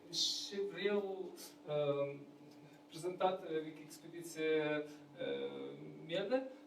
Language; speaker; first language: Romanian; non-native, learner; Ukrainian